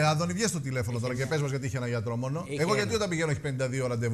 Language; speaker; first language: Greek; native; Greek